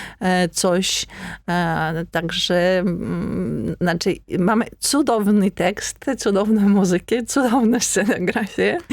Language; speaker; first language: Polish; non-native, fluent; Ukrainian